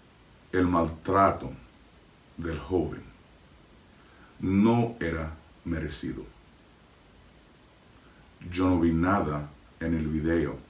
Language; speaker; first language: Spanish; non-native, fluent; English